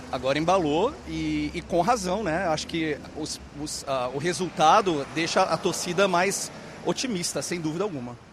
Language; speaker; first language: Portuguese; native; Portuguese